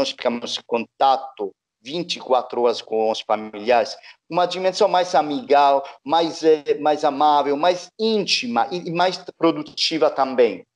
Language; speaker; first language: Portuguese; non-native, fluent; Italian